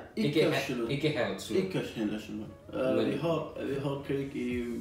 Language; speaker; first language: Swedish; non-native, fluent; Persian